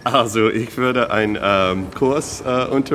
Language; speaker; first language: German; non-native, fluent; English